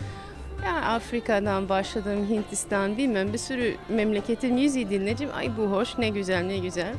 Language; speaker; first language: Turkish; non-native, fluent; English